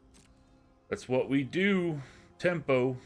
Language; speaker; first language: English; native; English